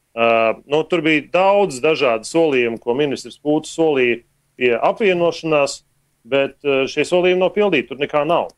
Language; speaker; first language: Latvian; native; Latvian